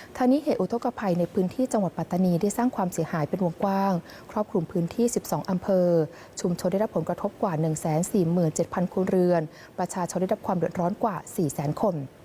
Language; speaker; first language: Thai; native; Thai